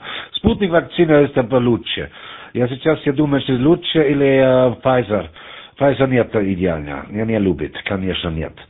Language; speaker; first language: Russian; non-native, learner; German